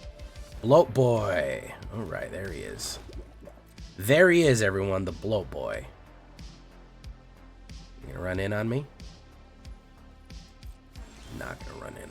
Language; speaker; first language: English; native; English